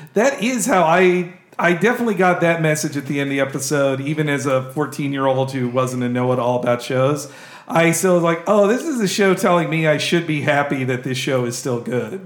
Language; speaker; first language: English; native; English